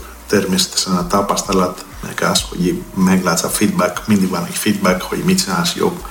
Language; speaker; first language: Hungarian; non-native, learner; Greek